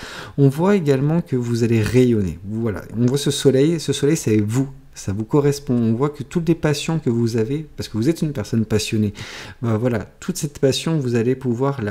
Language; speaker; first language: French; native; French